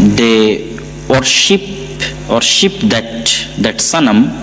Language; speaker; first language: English; non-native, local second language; Bangla